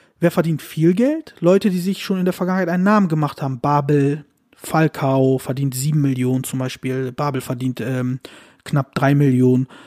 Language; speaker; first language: German; early bilingual, other home language; Turkish